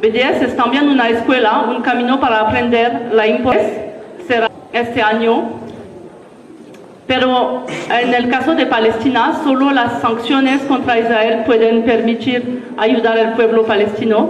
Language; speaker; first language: Spanish; non-native, learner; French